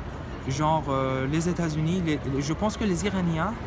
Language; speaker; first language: French; non-native, fluent; Persian